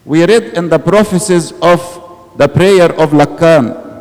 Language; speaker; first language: English; non-native, fluent; Arabic